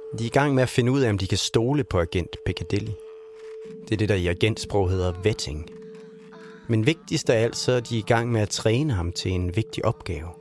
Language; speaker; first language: Danish; native; Danish